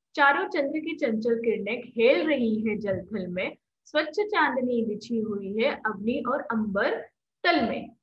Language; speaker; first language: Hindi; non-native, local second language; Marathi